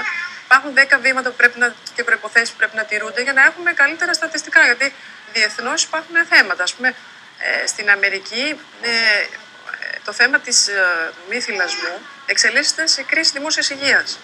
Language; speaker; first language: Greek; native; Greek